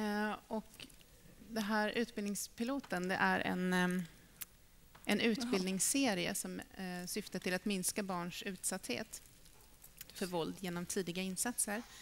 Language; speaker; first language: Swedish; native; Swedish